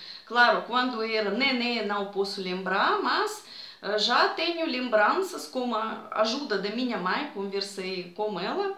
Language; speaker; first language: Portuguese; non-native, fluent; Russian